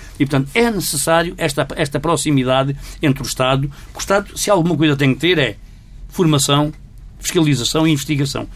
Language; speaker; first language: Portuguese; native; Portuguese